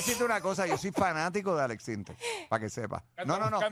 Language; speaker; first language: Spanish; native; Spanish